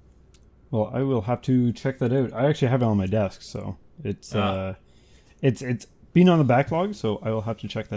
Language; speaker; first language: English; native; English